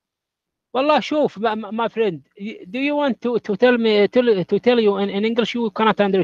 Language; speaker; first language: English; non-native, learner; Arabic